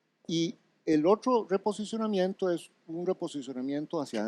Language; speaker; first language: Spanish; native; Spanish